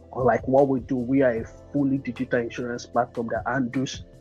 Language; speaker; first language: English; non-native, local second language; Yoruba